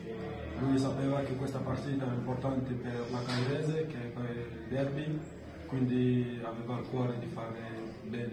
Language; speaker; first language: Italian; non-native, learner; French